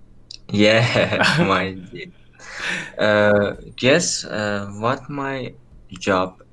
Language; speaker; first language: English; non-native, learner; Persian